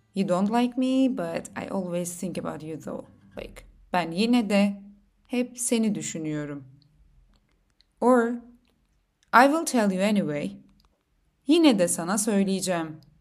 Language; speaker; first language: English; non-native, fluent; Turkish